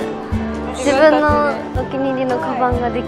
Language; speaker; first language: Japanese; native; Japanese